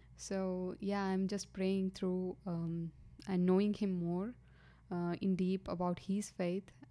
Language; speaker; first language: English; non-native, local second language; Kannada